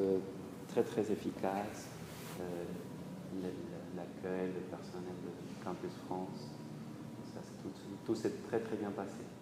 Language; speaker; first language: French; non-native, fluent; Spanish